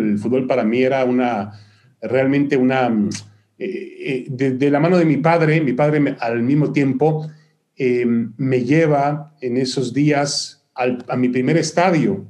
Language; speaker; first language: Spanish; early bilingual, other home language; Hebrew